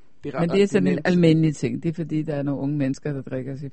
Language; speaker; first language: Danish; non-native, fluent; Polish